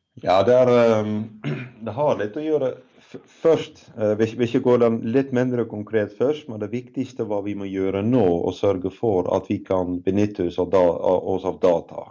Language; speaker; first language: Norwegian; non-native, fluent; Dutch